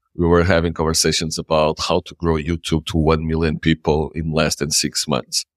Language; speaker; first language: English; non-native, fluent; Portuguese